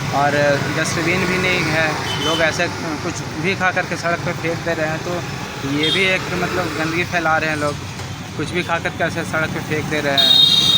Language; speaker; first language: Hindi; native; Hindi